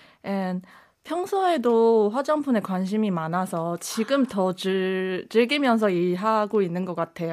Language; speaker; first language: Korean; non-native, fluent; Chinese